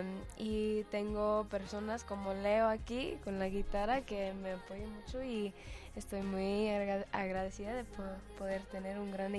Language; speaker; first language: Spanish; early bilingual, heritage; English